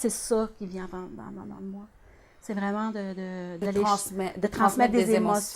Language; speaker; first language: French; native; French